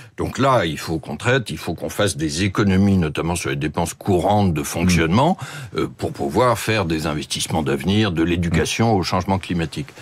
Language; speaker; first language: French; native; French